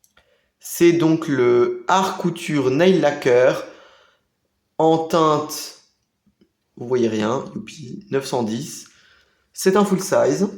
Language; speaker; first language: French; native; French